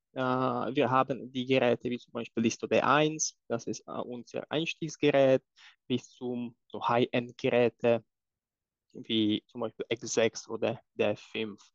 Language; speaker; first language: German; non-native, fluent; Czech